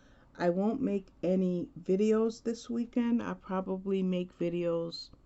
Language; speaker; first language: English; native; English